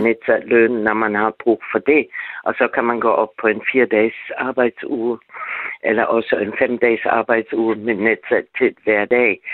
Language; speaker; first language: Danish; non-native, fluent; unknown